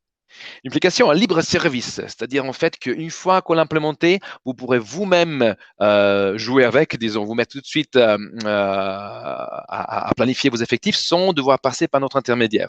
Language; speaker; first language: French; native; French